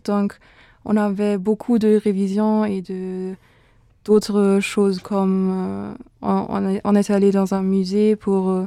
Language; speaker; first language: French; non-native, fluent; German